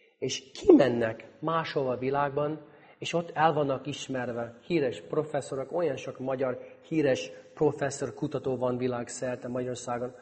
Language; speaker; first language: Hungarian; non-native, fluent; English